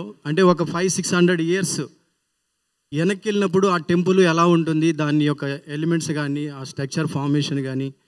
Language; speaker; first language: Telugu; native; Telugu